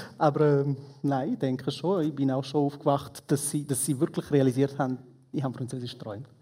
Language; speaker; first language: German; non-native, local second language; Romansh